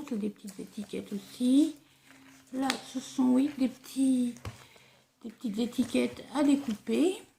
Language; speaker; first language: French; native; French